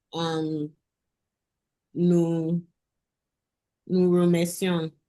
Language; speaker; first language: French; non-native, learner; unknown